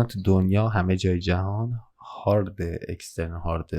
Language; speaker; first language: Persian; native; Persian